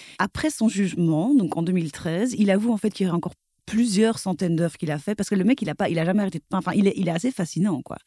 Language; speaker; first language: French; native; French